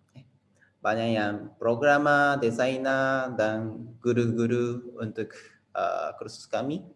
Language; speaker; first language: Indonesian; non-native, fluent; Japanese